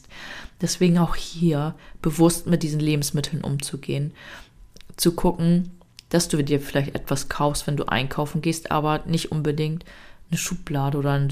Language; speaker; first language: German; native; German